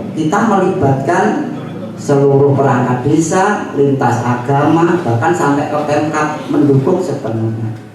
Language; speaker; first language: Indonesian; non-native, local second language; Javanese